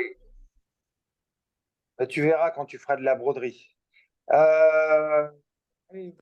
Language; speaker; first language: French; native; French